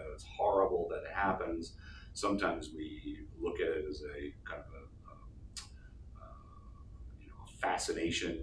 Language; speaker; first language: English; native; English